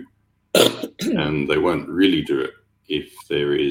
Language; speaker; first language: English; native; English